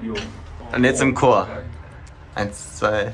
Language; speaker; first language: German; native; German